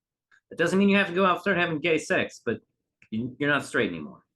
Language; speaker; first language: English; native; English